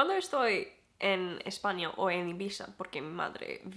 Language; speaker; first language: Spanish; non-native, learner; German